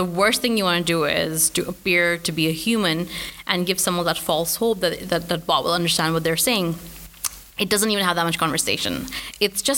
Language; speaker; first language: English; non-native, local second language; Urdu